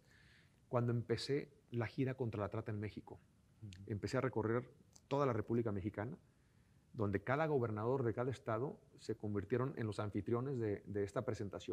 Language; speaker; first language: Spanish; native; Spanish